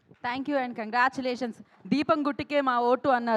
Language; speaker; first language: Telugu; native; Telugu